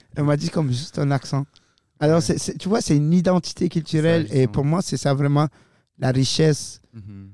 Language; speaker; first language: French; non-native, fluent; Arabic